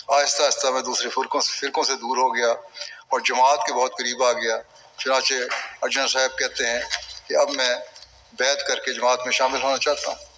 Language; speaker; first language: Urdu; native; Urdu